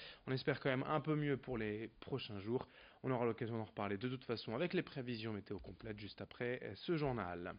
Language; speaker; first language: French; native; French